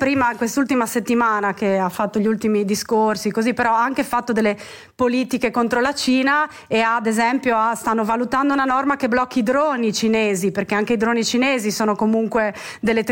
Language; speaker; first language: Italian; native; Italian